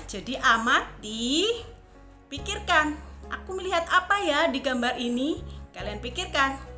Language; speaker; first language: Indonesian; native; Indonesian